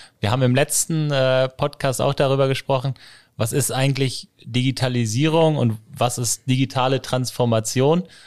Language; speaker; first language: German; native; German